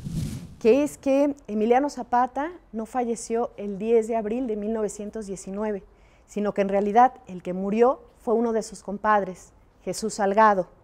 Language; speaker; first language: Spanish; native; Spanish